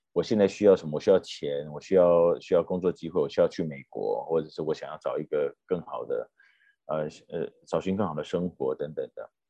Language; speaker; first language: Chinese; native; Chinese